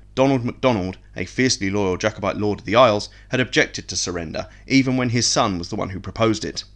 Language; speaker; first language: English; native; English